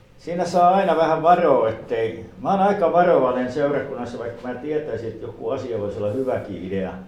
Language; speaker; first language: Finnish; native; Finnish